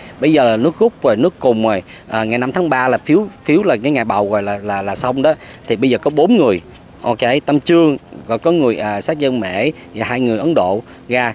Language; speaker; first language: Vietnamese; early bilingual, other home language; English